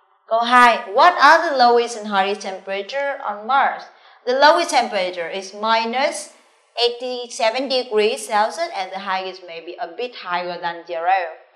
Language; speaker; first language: English; non-native, fluent; Vietnamese